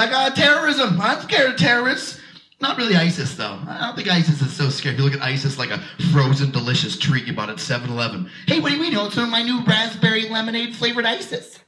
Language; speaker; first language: English; native; English